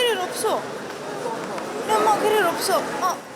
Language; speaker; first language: Korean; non-native, learner; Norwegian